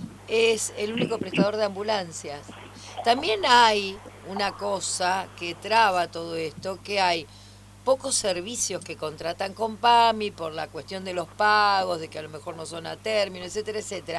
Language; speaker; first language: Spanish; native; Spanish